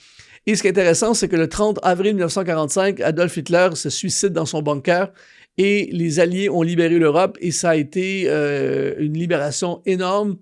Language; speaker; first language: French; native; French